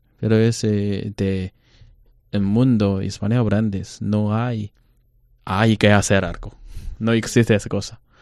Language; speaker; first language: Spanish; non-native, learner; Chinese